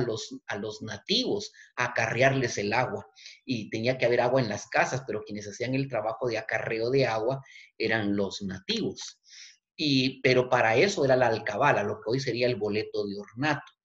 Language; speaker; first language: Spanish; native; Spanish